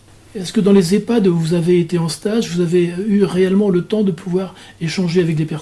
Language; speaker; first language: French; native; French